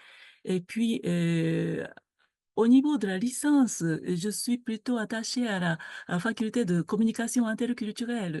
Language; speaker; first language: French; non-native, fluent; Japanese